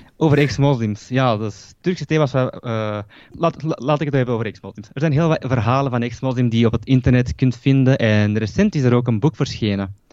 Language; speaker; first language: Dutch; early bilingual, other home language; Turkish